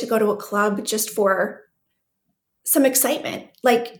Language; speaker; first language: English; native; English